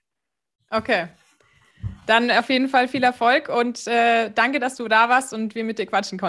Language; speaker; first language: German; native; German